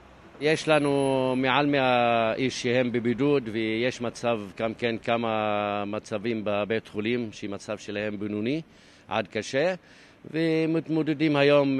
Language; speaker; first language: Hebrew; non-native, local second language; Arabic